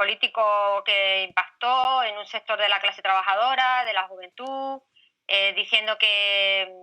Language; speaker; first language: Spanish; native; Spanish